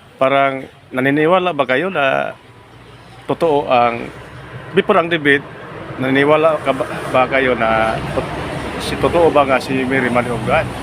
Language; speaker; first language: Filipino; non-native, local second language; Cebuano